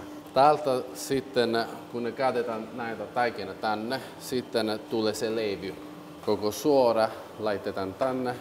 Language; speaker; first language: Finnish; non-native, learner; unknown